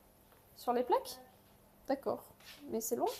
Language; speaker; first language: French; native; French